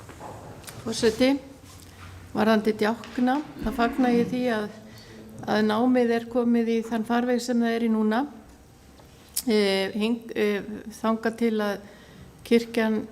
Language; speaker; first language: Icelandic; native; Icelandic